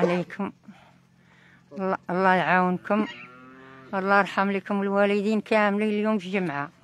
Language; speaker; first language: Arabic; native; Arabic